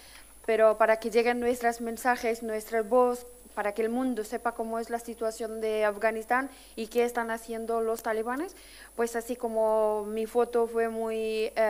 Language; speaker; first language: Spanish; non-native, fluent; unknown